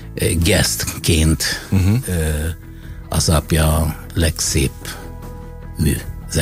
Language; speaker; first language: Hungarian; non-native, fluent; Italian